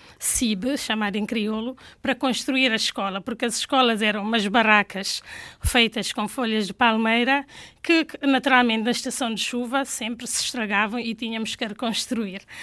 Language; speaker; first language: Portuguese; non-native, local second language; Fula